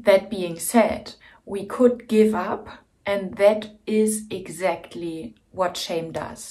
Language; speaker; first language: English; non-native, fluent; German